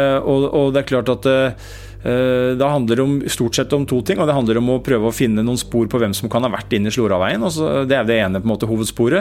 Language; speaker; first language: Norwegian; native; Norwegian